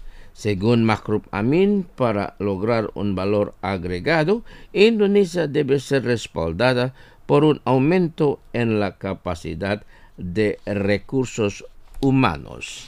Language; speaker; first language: Spanish; non-native, fluent; Indonesian